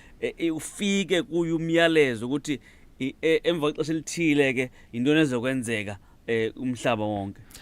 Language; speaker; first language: Zulu; non-native, local second language; Xhosa